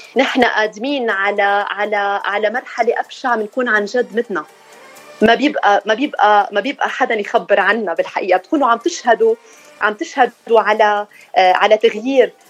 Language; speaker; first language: Arabic; native; Arabic